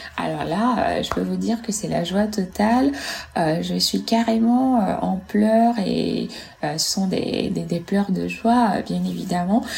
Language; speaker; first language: French; non-native, fluent; Italian